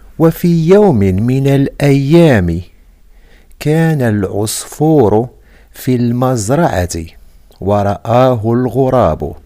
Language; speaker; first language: Arabic; non-native, fluent; Indonesian